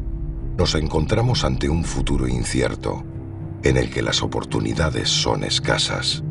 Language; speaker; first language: Spanish; native; Spanish